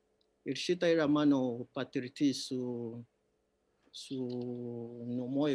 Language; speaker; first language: Lithuanian; non-native, learner; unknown